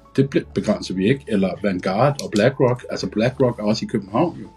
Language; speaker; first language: Danish; early bilingual, other home language; Arabic